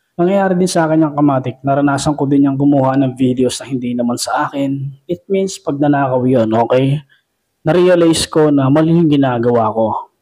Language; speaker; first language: Filipino; native; Filipino